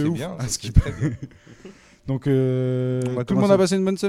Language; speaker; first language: French; native; French